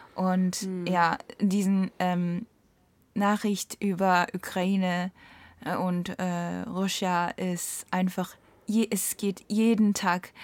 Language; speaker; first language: German; non-native, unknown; Japanese